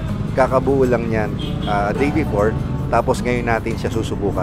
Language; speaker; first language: Filipino; native; Filipino